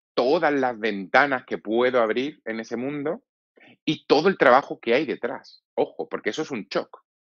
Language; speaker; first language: Spanish; native; Spanish